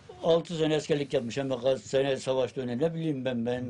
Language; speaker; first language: Turkish; native; Turkish